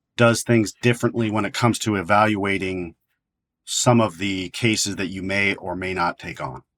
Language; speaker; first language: English; native; English